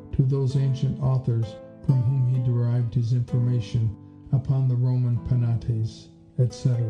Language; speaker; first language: English; native; English